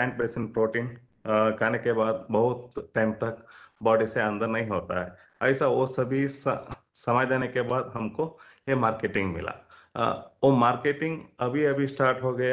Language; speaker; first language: Hindi; non-native, local second language; Kannada